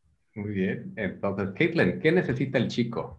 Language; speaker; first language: Spanish; non-native, fluent; English